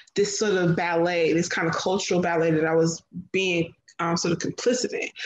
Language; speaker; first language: English; native; English